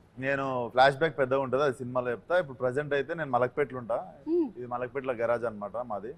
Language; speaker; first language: Telugu; native; Telugu